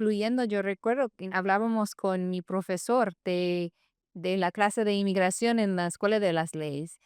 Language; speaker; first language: Spanish; non-native, fluent; English